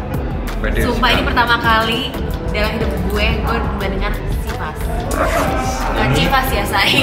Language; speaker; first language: Indonesian; native; Indonesian